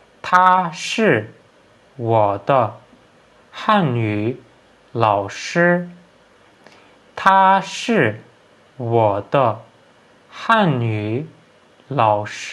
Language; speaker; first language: Chinese; non-native, fluent; Turkmen